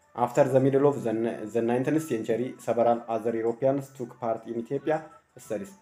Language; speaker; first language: English; non-native, local second language; Amharic